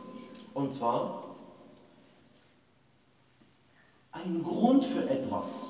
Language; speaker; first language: German; non-native, fluent; Arabic